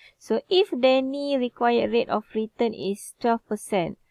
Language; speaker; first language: English; non-native, local second language; Malay